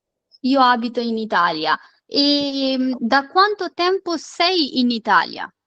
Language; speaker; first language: Italian; non-native, fluent; Urdu